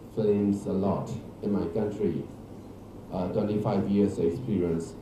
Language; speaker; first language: English; non-native, learner; Burmese